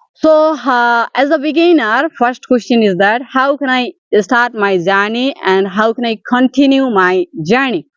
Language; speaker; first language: English; non-native, learner; Bangla